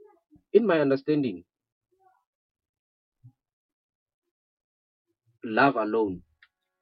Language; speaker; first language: English; non-native, local second language; Northern Sotho